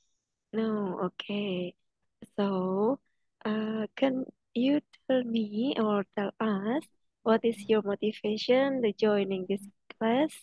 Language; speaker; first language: English; non-native, fluent; Indonesian